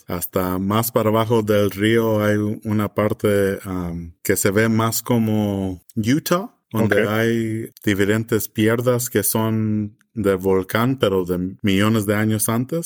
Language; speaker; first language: Spanish; early bilingual, heritage; English